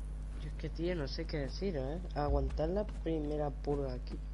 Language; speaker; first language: Spanish; native; Spanish